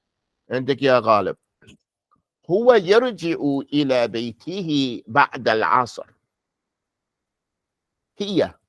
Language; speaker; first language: Arabic; non-native, fluent; English